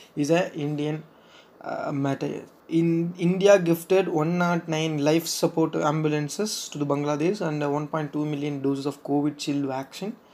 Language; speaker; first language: English; non-native, local second language; Tamil